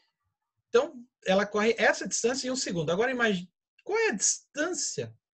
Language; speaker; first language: Portuguese; native; Portuguese